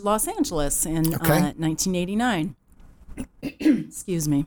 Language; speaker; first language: English; native; English